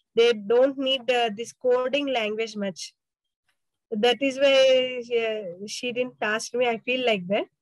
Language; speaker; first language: English; non-native, local second language; Telugu